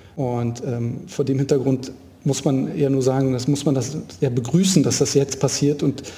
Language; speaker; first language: German; native; German